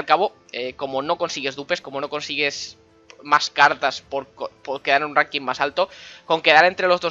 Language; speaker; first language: Spanish; native; Spanish